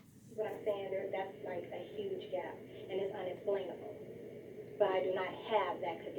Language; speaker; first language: English; native; English